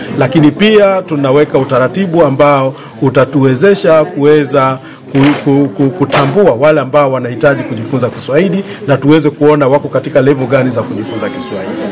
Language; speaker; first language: Swahili; native; Swahili